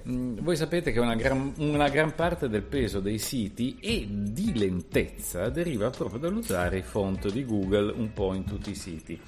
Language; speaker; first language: Italian; native; Italian